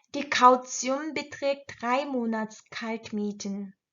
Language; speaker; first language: German; non-native, fluent; Korean